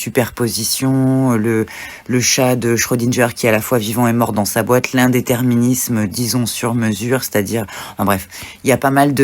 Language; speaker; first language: French; native; French